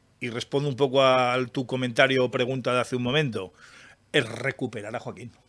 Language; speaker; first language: Spanish; native; Spanish